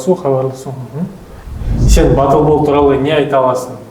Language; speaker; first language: Kazakh; native; Kazakh